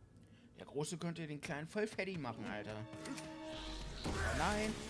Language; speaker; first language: German; native; German